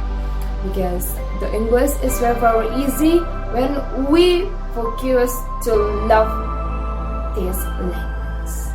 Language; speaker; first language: English; non-native, fluent; Indonesian